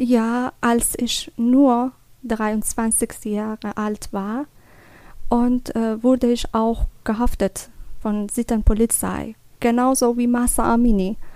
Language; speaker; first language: German; non-native, learner; Persian